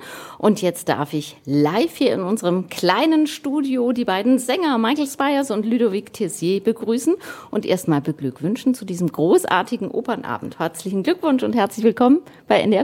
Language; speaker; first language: German; native; German